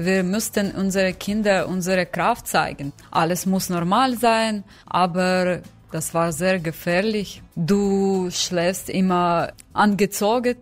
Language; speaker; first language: German; non-native, learner; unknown